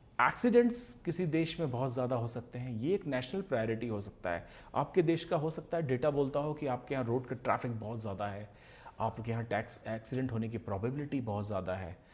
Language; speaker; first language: Hindi; native; Hindi